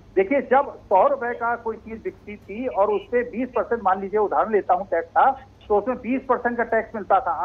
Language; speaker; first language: Hindi; native; Hindi